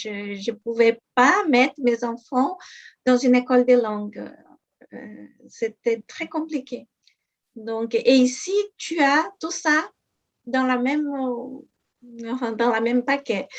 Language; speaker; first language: French; non-native, fluent; Portuguese